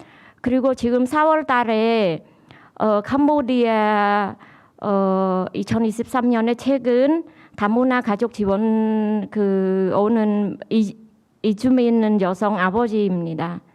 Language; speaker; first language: Korean; non-native, learner; Khmer